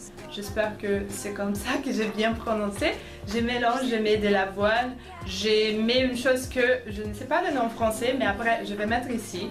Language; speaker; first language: French; non-native, fluent; Portuguese